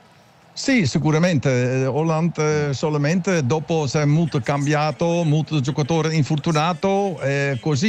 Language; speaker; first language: Italian; non-native, learner; Dutch